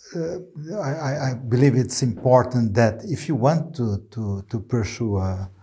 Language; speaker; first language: English; non-native, fluent; Portuguese